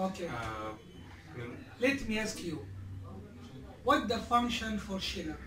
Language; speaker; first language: English; non-native, learner; Arabic